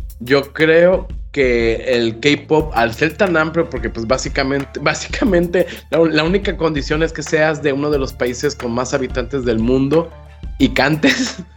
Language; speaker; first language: Spanish; native; Spanish